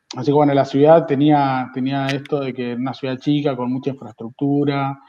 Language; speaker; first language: Spanish; native; Spanish